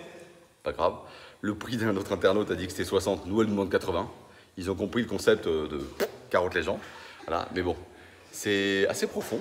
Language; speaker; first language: French; native; French